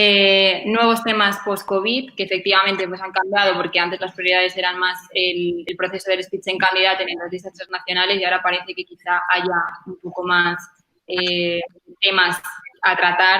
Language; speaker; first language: Spanish; native; Spanish